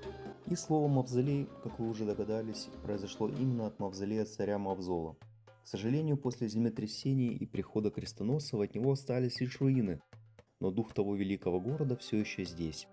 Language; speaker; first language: Russian; native; Russian